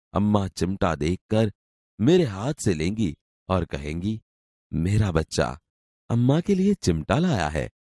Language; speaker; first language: Hindi; non-native, local second language; Gujarati